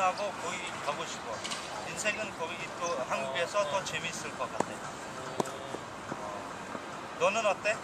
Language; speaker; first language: Korean; non-native, learner; Persian